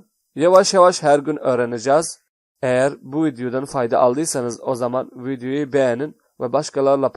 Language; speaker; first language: Turkish; non-native, fluent; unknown